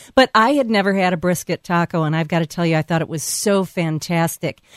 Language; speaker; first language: English; native; English